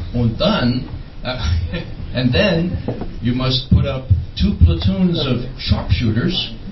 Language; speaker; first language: English; native; English